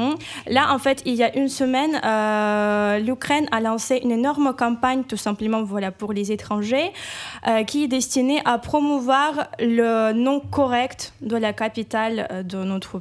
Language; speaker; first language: French; non-native, fluent; Ukrainian